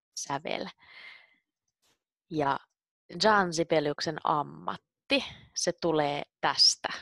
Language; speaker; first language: Finnish; native; Finnish